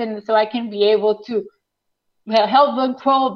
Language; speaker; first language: English; non-native, fluent; Spanish